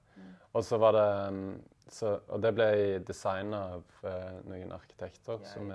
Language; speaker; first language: Norwegian; native; Norwegian